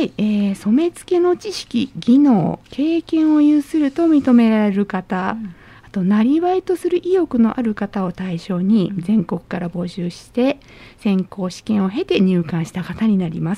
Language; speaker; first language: Japanese; native; Japanese